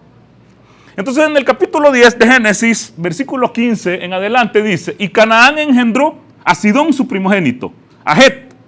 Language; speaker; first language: Spanish; native; Spanish